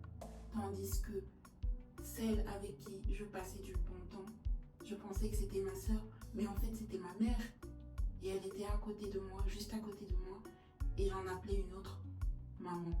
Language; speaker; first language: French; native; French